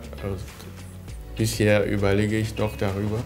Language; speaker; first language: German; non-native, fluent; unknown